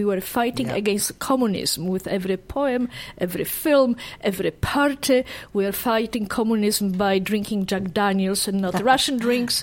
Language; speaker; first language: English; non-native, fluent; Polish